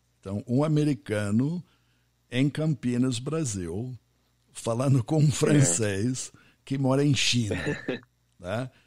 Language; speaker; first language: Portuguese; non-native, fluent; English